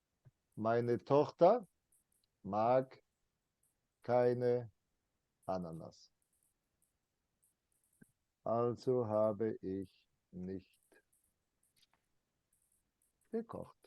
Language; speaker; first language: German; non-native, fluent; English